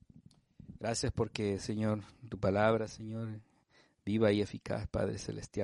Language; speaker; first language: Spanish; native; Spanish